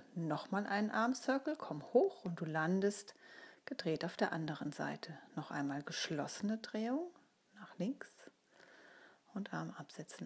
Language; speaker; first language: German; native; German